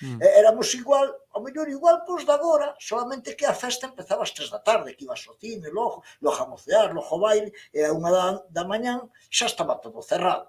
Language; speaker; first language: Galician; native; Galician